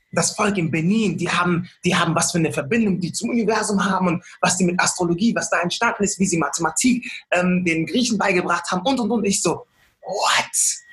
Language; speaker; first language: German; early bilingual, other home language; Akan